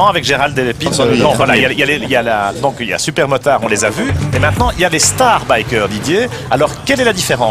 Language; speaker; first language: French; native; French